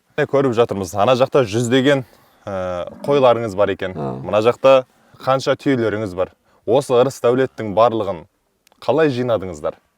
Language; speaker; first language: Kazakh; native; Kazakh